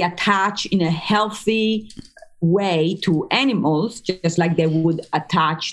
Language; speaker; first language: English; non-native, fluent; Italian